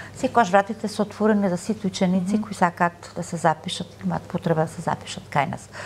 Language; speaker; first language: Macedonian; native; Macedonian